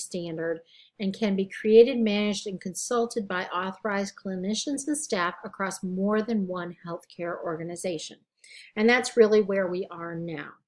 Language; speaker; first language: English; native; English